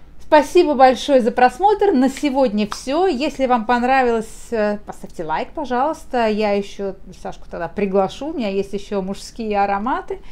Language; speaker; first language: Russian; native; Russian